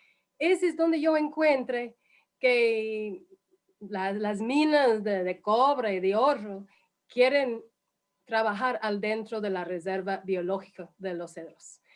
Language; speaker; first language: Spanish; non-native, fluent; English